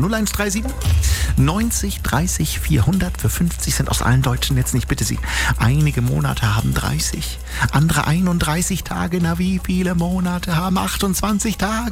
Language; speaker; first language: German; native; German